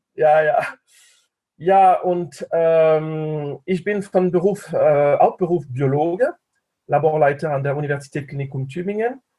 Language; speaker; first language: German; non-native, fluent; French